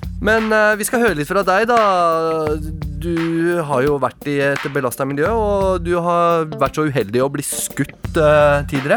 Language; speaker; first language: Norwegian; native; Norwegian